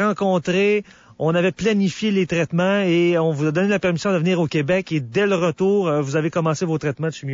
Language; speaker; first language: French; native; French